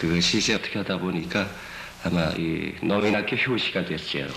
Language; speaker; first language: Korean; native; Korean